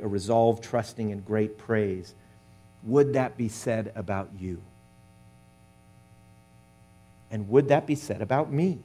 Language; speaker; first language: English; native; English